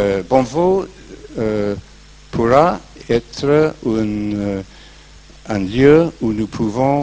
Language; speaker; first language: French; non-native, fluent; English